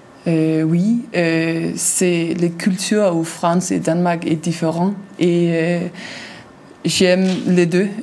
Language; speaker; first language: French; non-native, learner; Danish